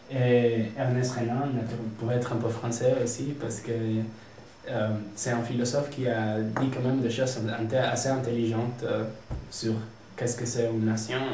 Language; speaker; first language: French; non-native, fluent; Spanish